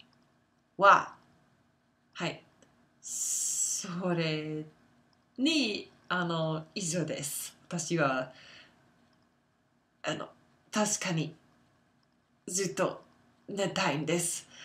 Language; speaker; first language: Japanese; non-native, learner; English